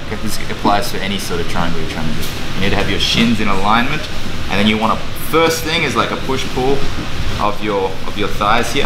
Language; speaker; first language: English; native; English